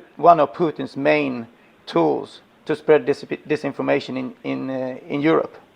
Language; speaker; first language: English; non-native, fluent; Swedish